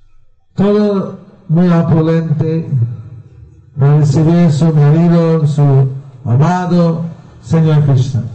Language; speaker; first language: Spanish; non-native, learner; Bangla